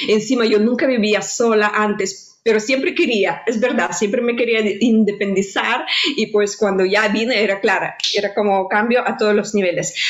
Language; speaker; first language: Spanish; non-native, fluent; Russian